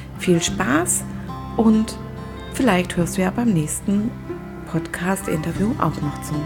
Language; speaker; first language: German; native; German